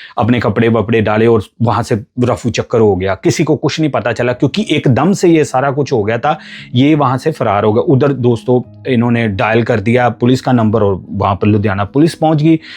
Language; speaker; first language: Hindi; non-native, local second language; Punjabi